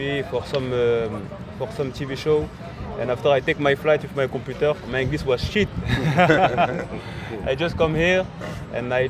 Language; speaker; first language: English; non-native, learner; French